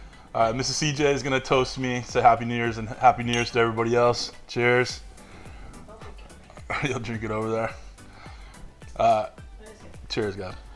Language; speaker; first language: English; native; English